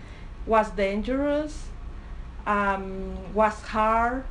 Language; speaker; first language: English; non-native, learner; Spanish